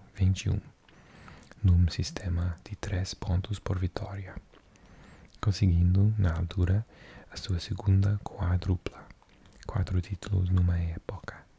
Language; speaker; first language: Portuguese; non-native, learner; English